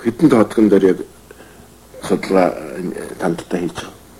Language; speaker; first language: Mongolian; native; Mongolian